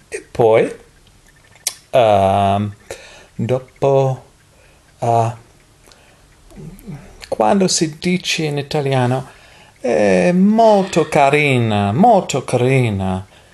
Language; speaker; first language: Italian; non-native, learner; English